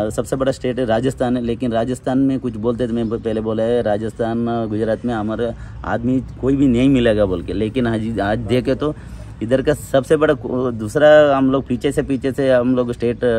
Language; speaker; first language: Hindi; non-native, local second language; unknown